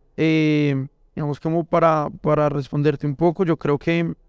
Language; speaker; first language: Spanish; native; Spanish